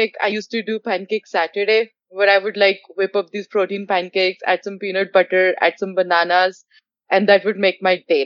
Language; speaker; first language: English; non-native, local second language; Hindi